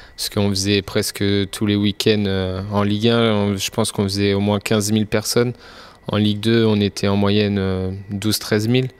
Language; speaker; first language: French; native; French